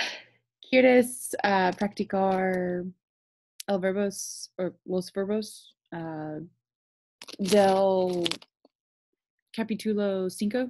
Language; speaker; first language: Spanish; non-native, learner; English